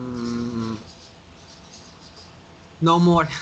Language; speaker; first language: English; non-native, learner; Spanish